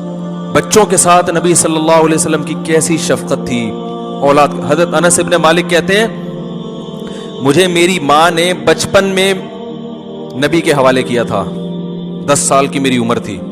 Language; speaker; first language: Urdu; native; Urdu